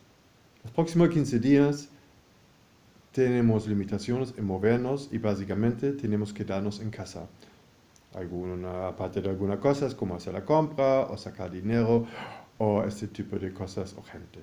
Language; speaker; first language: Spanish; non-native, fluent; German